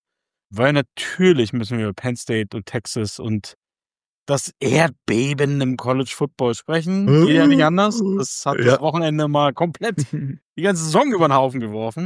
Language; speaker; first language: German; native; German